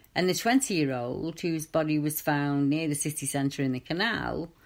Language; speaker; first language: English; native; English